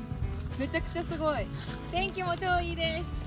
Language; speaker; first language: Japanese; native; Japanese